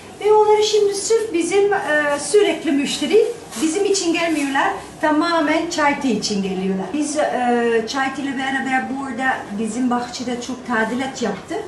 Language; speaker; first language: Turkish; non-native, fluent; Dutch